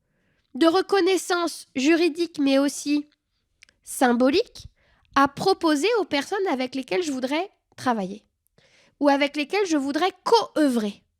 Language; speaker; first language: French; native; French